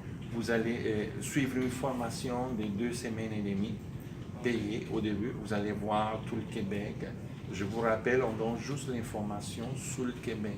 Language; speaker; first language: French; native; French